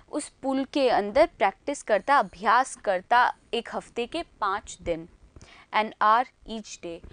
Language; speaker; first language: Hindi; native; Hindi